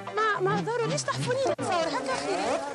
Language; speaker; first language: Arabic; native; Arabic